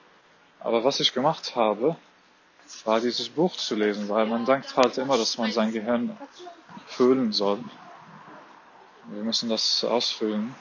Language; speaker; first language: German; non-native, fluent; Arabic